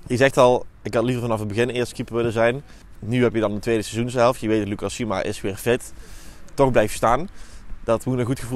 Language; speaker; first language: Dutch; native; Dutch